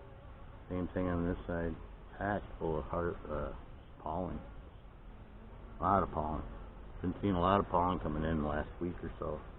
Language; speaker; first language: English; native; English